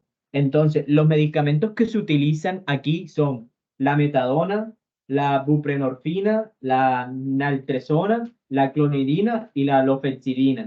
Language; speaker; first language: Spanish; native; Spanish